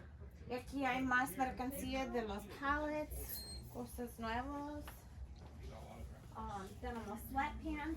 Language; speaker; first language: Spanish; early bilingual, heritage; Spanish